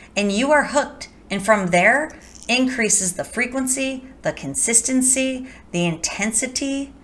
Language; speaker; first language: English; native; English